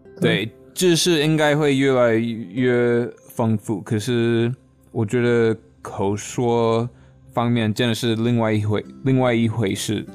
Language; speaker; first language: Chinese; non-native, fluent; English